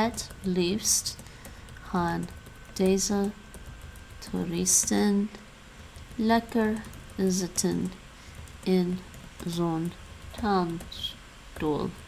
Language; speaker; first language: Dutch; non-native, learner; English